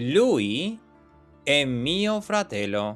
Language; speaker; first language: Italian; non-native, learner; Albanian